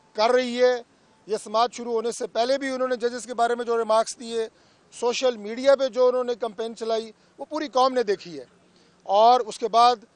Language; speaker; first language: Urdu; non-native, local second language; Punjabi